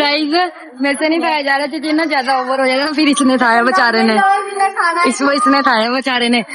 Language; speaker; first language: Hindi; non-native, local second language; Punjabi